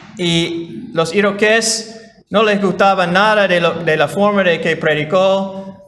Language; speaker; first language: Spanish; non-native, fluent; English